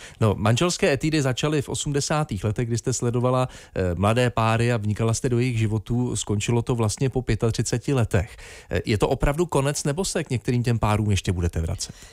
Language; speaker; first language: Czech; native; Czech